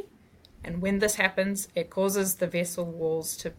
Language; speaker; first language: English; native; English